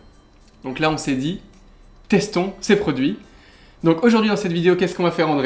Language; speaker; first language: French; native; French